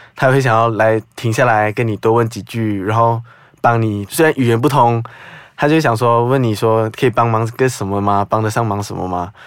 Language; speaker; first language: Chinese; non-native, fluent; Kazakh